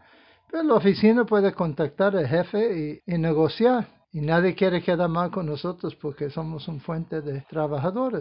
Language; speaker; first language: Spanish; non-native, fluent; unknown